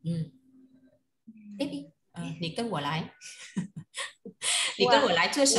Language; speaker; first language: Chinese; non-native, fluent; Vietnamese